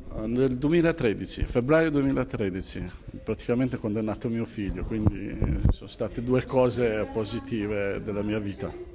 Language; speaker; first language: Italian; non-native, fluent; Albanian